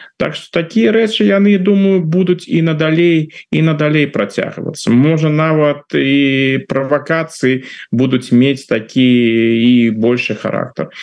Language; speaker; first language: Belarusian; non-native, local second language; Russian